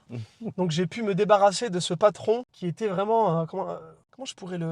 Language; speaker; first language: French; native; French